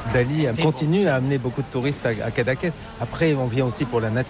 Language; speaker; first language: French; native; French